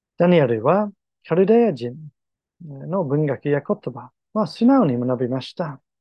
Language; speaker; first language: Japanese; non-native, fluent; English